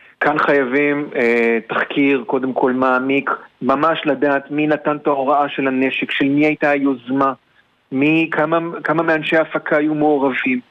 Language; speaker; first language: Hebrew; native; Hebrew